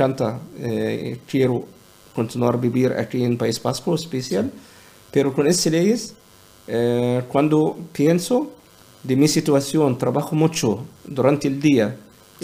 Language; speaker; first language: Spanish; non-native, learner; Arabic